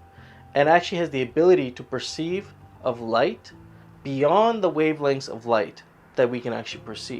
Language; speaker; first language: English; native; English